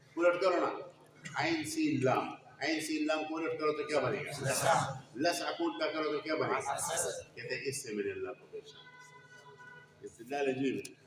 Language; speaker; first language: Urdu; non-native, local second language; Pashto